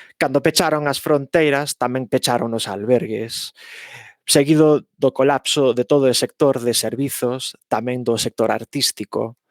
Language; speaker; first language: Galician; non-native, fluent; English